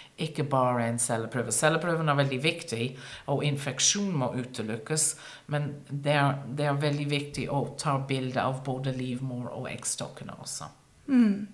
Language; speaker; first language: Norwegian; non-native, fluent; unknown